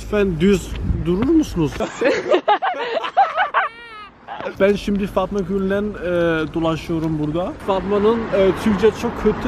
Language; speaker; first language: Turkish; early bilingual, heritage; Turkish